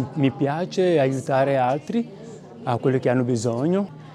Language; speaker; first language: Italian; non-native, learner; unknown